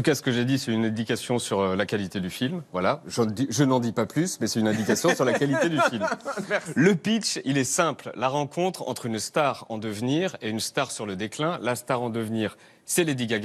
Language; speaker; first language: French; native; French